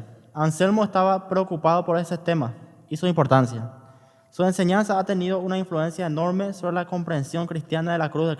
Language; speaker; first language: Spanish; native; Spanish